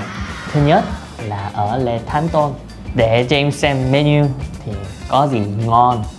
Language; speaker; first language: Vietnamese; non-native, fluent; Korean